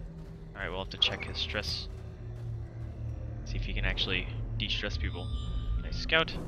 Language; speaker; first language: English; native; English